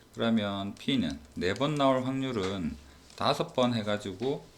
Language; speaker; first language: Korean; native; Korean